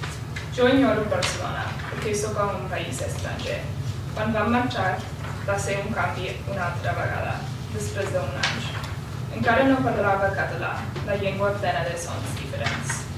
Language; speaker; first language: Catalan; non-native, learner; English